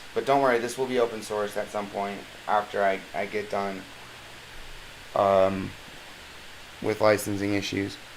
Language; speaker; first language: English; native; English